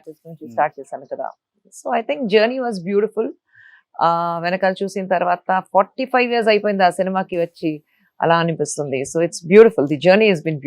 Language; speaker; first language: Telugu; non-native, fluent; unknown